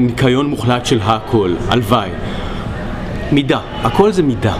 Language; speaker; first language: Hebrew; native; Hebrew